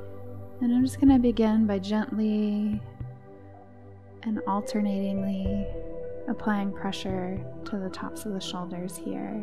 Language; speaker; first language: English; native; English